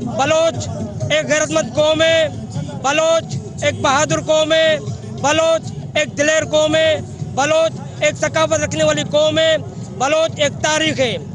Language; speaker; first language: Urdu; non-native, local second language; Baluchi